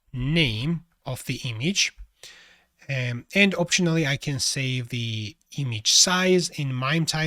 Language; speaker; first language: English; non-native, fluent; Georgian